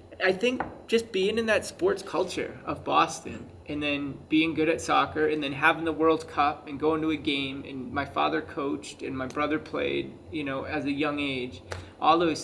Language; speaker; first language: English; native; English